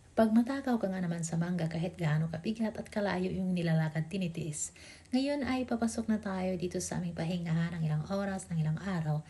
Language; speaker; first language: Filipino; native; Filipino